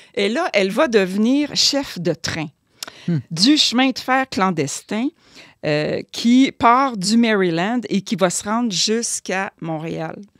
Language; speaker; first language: French; native; French